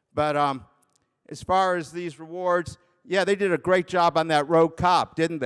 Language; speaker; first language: English; native; English